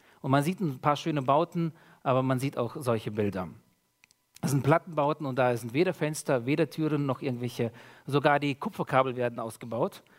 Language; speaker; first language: German; early bilingual, other home language; Russian